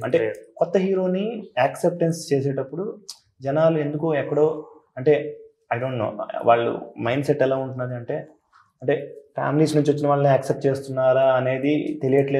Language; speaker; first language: Telugu; native; Telugu